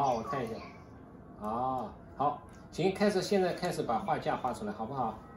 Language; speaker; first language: Chinese; native; Chinese